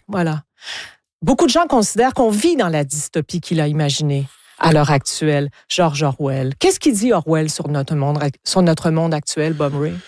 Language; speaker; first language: French; native; French